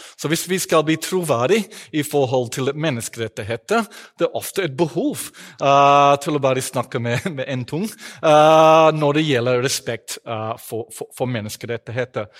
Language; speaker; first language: Norwegian; non-native, fluent; English